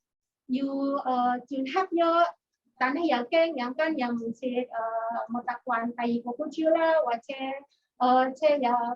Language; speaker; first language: Cantonese; non-native, learner; Indonesian